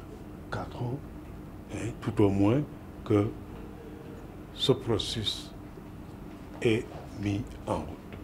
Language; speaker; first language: French; non-native, local second language; Wolof